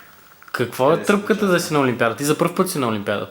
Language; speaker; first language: Bulgarian; native; Bulgarian